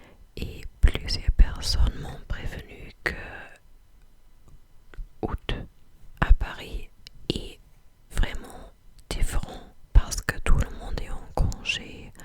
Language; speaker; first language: French; non-native, fluent; English